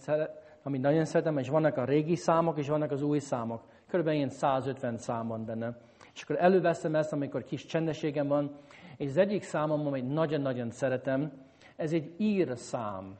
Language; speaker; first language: Hungarian; non-native, fluent; English